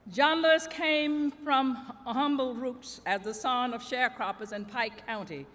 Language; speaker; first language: English; native; English